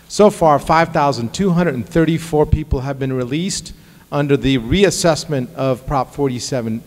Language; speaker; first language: English; early bilingual, other home language; Arabic